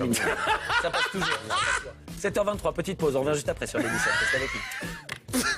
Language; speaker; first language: French; native; French